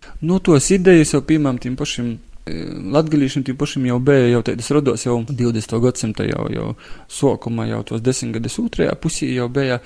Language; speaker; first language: Latvian; native; Latvian